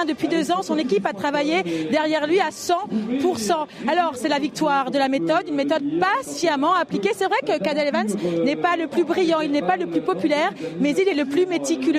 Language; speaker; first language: French; native; French